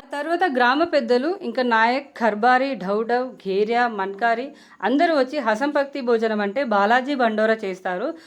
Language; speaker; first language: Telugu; non-native, local second language; Lambadi